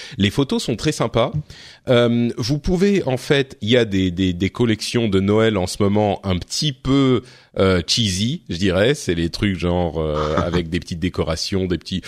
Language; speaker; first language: French; native; French